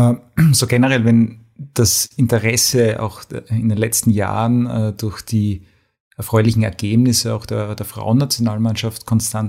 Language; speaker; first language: German; native; German